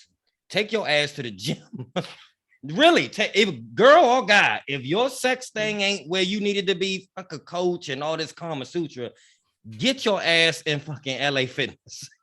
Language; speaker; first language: English; native; English